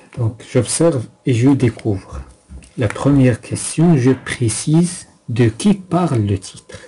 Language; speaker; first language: French; non-native, local second language; Arabic